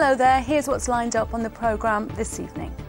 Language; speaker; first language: English; native; English